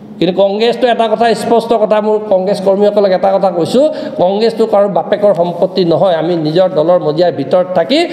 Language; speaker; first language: Assamese; non-native, local second language; Mising